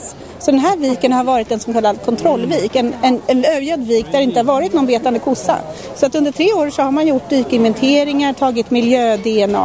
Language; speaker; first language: Swedish; native; Swedish